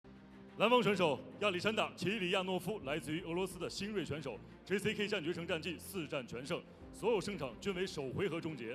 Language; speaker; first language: Chinese; native; Chinese